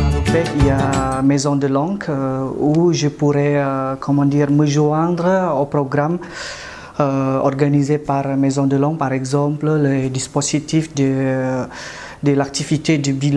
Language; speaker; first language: French; non-native, fluent; Indonesian